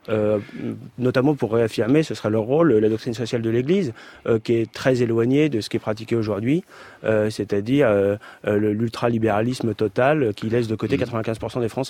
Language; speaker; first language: French; native; French